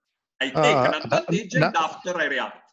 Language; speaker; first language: English; non-native, fluent; Italian